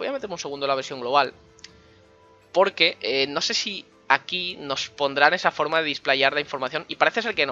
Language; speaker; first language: Spanish; native; Spanish